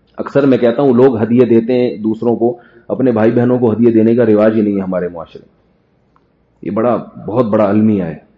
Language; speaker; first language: Urdu; native; Urdu